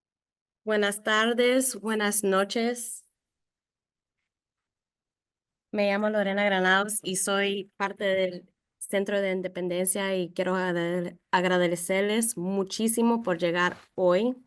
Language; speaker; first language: Spanish; early bilingual, heritage; Spanish